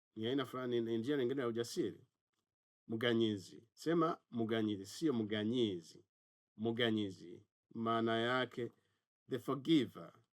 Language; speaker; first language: Swahili; non-native, local second language; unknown